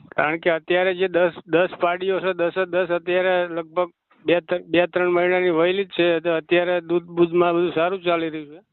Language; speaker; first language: Gujarati; native; Gujarati